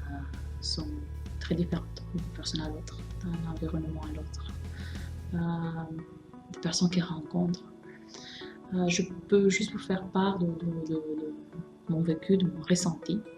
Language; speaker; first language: French; non-native, fluent; Romanian